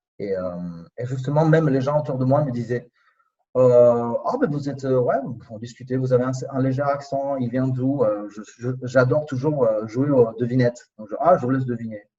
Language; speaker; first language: French; non-native, fluent; Spanish